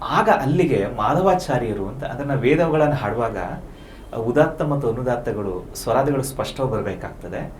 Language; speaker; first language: Kannada; native; Kannada